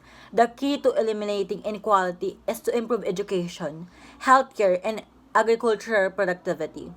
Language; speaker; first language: English; non-native, local second language; Filipino